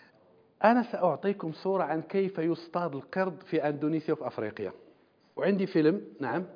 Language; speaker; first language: Arabic; native; Arabic